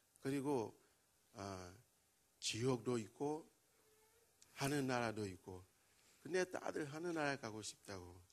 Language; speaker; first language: Korean; non-native, learner; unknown